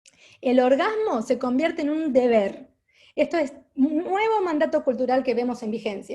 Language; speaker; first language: Spanish; native; Spanish